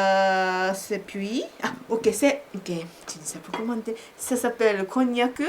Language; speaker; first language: French; non-native, learner; Japanese